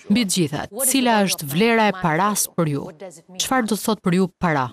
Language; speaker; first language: Albanian; native; Albanian